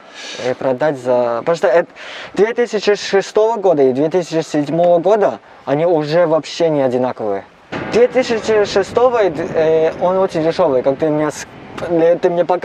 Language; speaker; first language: Russian; non-native, learner; Cantonese